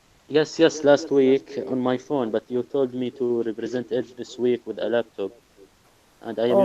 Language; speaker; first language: English; non-native, fluent; Arabic